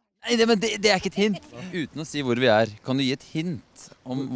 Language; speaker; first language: Norwegian; native; Norwegian